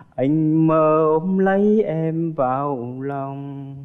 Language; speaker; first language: Vietnamese; native; Vietnamese